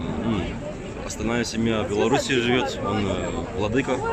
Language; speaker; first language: Russian; early bilingual, heritage; French